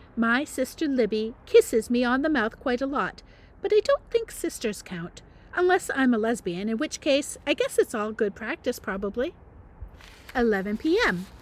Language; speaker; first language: English; native; English